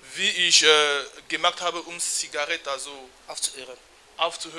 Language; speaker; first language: German; non-native, learner; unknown